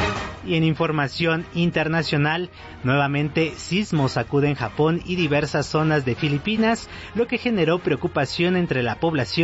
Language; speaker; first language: Spanish; native; Spanish